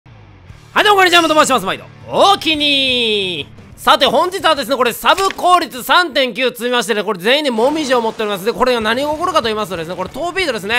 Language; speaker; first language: Japanese; native; Japanese